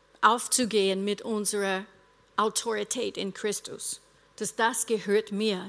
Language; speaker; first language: German; non-native, fluent; English